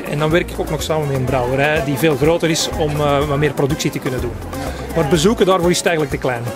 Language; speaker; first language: Dutch; native; Dutch